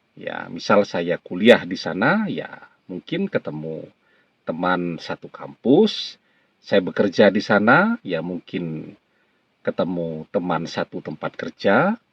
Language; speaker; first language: Indonesian; native; Indonesian